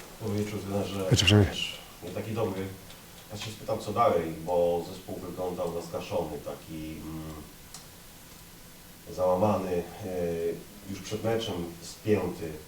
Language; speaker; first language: Polish; native; Polish